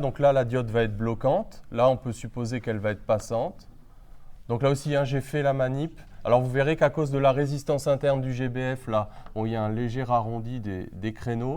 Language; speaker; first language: French; native; French